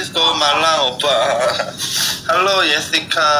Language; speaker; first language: English; non-native, learner; Korean